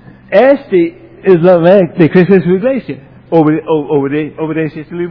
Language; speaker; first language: Spanish; non-native, fluent; English